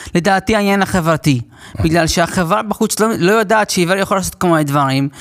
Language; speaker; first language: Hebrew; early bilingual, other home language; English